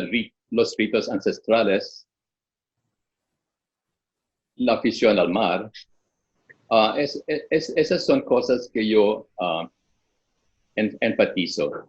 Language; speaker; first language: Spanish; non-native, fluent; Filipino